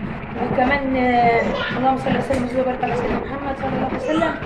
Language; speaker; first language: Arabic; native; Arabic